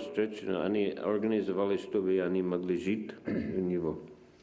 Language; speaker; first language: Russian; non-native, fluent; English